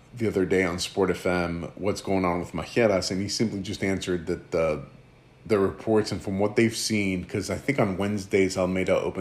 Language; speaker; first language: English; early bilingual, other home language; Greek